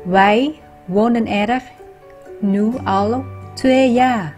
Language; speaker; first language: Dutch; non-native, fluent; Vietnamese